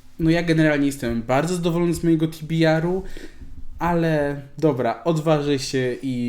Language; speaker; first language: Polish; native; Polish